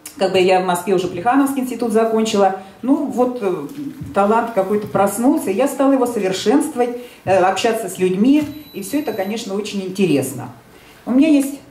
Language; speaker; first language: Russian; native; Russian